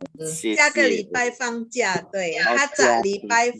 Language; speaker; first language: Chinese; early bilingual, heritage; Chinese